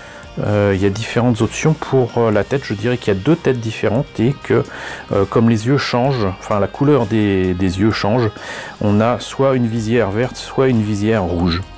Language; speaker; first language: French; native; French